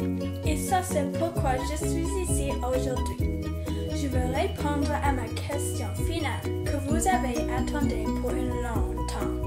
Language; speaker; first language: French; non-native, local second language; English